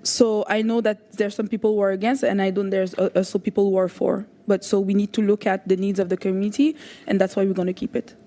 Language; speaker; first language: English; non-native, local second language; French